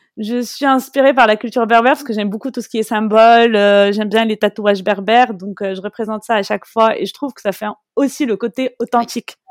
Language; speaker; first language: French; non-native, local second language; Arabic